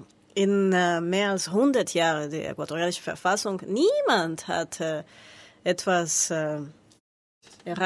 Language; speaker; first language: German; non-native, learner; Spanish